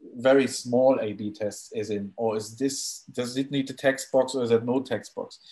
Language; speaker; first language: English; non-native, fluent; German